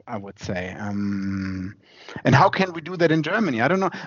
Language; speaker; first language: English; non-native, fluent; German